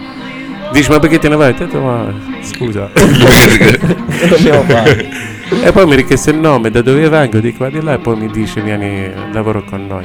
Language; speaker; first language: Italian; non-native, learner; Arabic